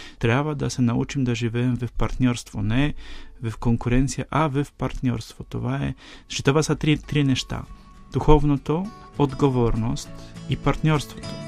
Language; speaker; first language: Bulgarian; non-native, fluent; Polish